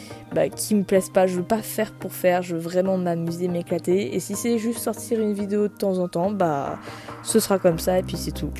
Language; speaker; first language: French; native; French